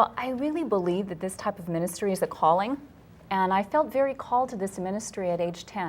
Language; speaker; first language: English; native; English